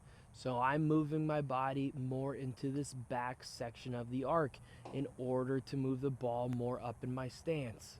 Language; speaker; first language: English; native; English